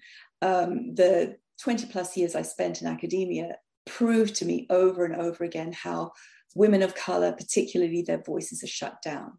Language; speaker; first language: English; native; English